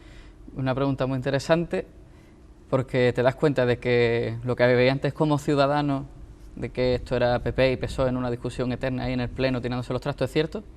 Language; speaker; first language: Spanish; native; Spanish